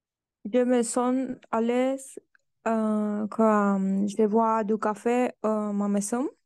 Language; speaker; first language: French; non-native, learner; Spanish